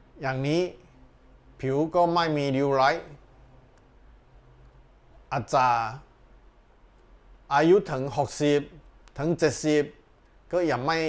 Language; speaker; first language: Thai; non-native, learner; Chinese